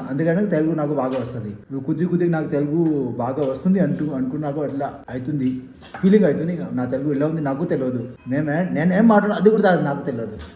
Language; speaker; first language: Telugu; non-native, learner; Hindi